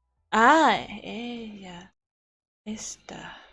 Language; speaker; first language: Spanish; non-native, learner; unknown